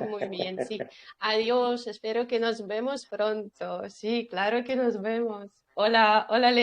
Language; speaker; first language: Spanish; non-native, fluent; Russian